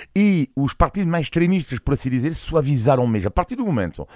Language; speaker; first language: Portuguese; non-native, fluent; French